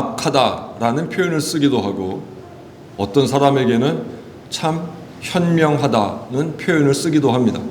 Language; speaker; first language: Korean; native; Korean